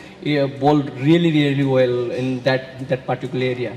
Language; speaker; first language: English; non-native, local second language; Bangla